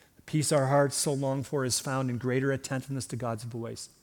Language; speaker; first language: English; early bilingual, other home language; Swedish